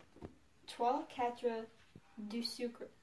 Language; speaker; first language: French; non-native, learner; English